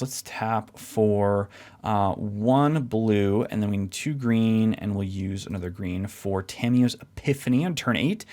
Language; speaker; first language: English; native; English